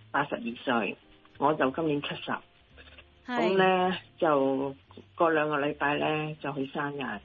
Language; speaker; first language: Cantonese; native; Cantonese